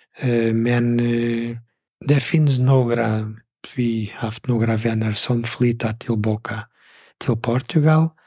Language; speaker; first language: Swedish; non-native, fluent; Portuguese